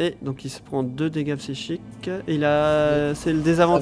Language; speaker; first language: French; native; French